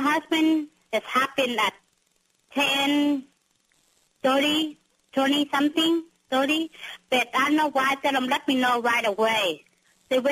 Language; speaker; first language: English; non-native, learner; Vietnamese